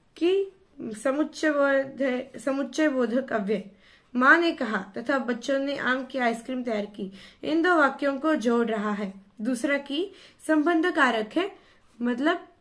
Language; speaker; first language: Hindi; non-native, local second language; Marathi